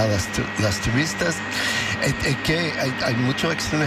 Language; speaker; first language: Spanish; non-native, learner; English